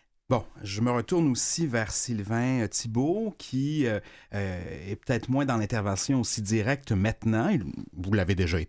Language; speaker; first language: French; native; French